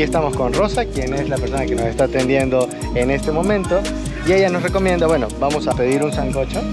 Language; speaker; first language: Spanish; native; Spanish